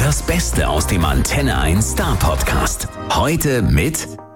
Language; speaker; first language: German; native; German